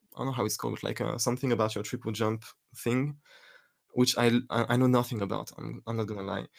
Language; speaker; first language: English; non-native, fluent; French